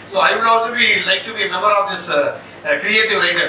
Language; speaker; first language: English; non-native, local second language; Tamil